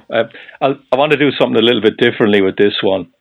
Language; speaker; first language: English; native; English